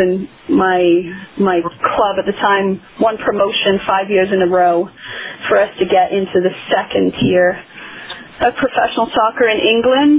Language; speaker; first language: English; native; English